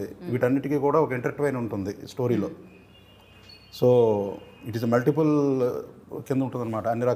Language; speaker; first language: Telugu; native; Telugu